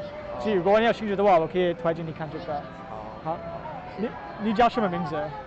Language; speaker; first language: Chinese; non-native, learner; English